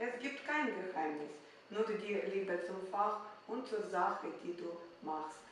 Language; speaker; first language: German; non-native, fluent; Ukrainian